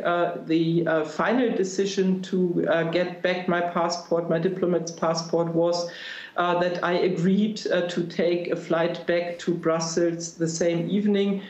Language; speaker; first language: English; non-native, fluent; German